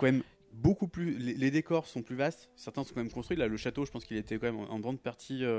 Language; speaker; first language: French; native; French